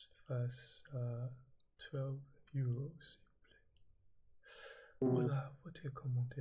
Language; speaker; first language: French; non-native, learner; English